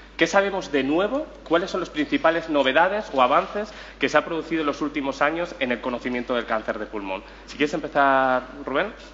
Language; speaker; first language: Spanish; native; Spanish